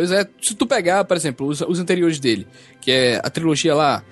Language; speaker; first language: Portuguese; native; Portuguese